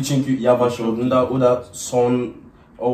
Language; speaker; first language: Turkish; non-native, learner; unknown